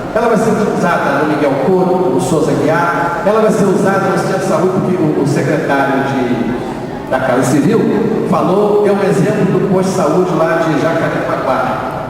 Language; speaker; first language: Portuguese; native; Portuguese